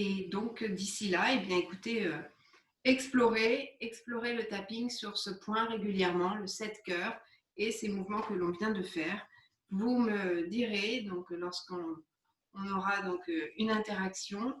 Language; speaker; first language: French; native; French